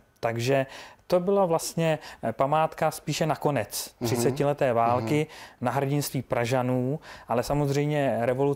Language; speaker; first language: Czech; native; Czech